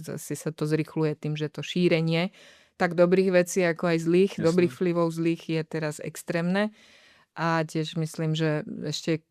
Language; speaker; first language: Slovak; native; Slovak